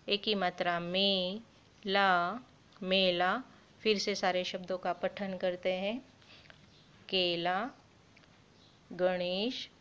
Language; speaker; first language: Hindi; non-native, local second language; Gujarati